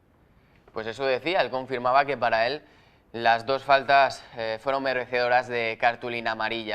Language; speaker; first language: Spanish; native; Spanish